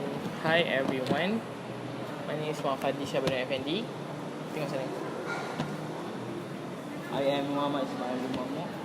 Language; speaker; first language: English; non-native, learner; Malay